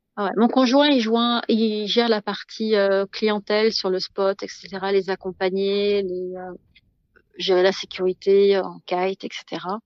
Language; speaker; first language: French; native; French